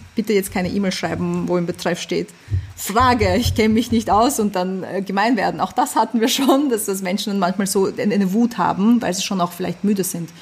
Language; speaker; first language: German; early bilingual, other home language; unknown